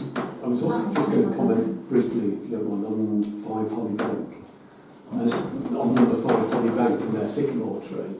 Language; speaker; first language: English; native; English